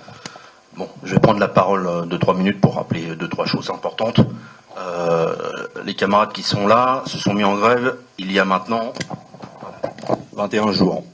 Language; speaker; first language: French; native; French